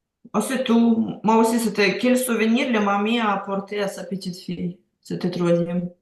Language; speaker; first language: French; non-native, learner; Ukrainian